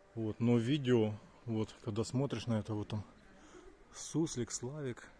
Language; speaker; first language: Russian; native; Russian